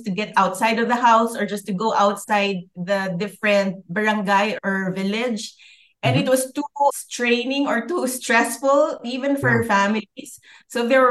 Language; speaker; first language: English; non-native, local second language; Filipino